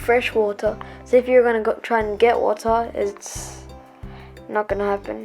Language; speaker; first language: English; early bilingual, other home language; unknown